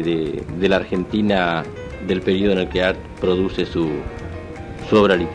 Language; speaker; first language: Spanish; native; Spanish